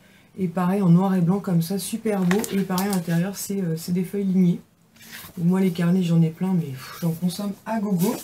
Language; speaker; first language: French; native; French